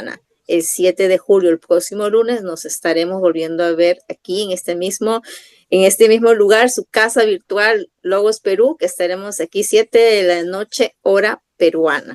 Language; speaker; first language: Spanish; native; Spanish